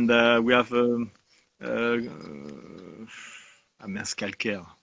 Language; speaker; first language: English; non-native, learner; French